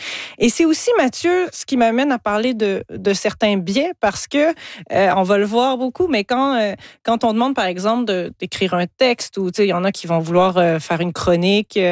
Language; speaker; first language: French; native; French